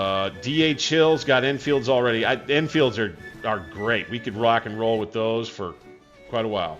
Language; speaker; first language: English; native; English